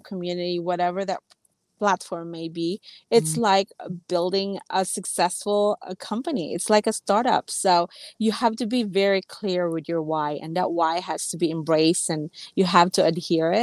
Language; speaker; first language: English; non-native, local second language; Cebuano